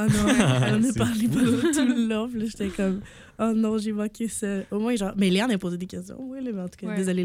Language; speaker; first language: French; native; French